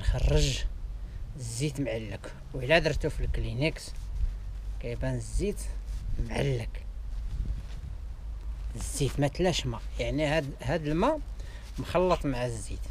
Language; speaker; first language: Arabic; native; Arabic